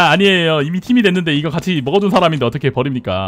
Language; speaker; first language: Korean; native; Korean